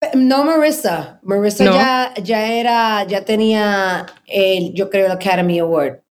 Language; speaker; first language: Spanish; early bilingual, heritage; Spanish